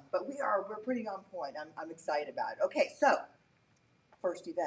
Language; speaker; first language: English; native; English